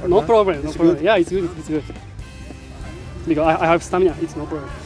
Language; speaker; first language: English; non-native, learner; Japanese